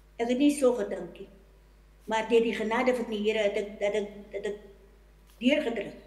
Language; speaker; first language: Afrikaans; non-native, local second language; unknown